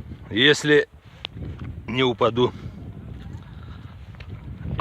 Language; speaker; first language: Russian; native; Russian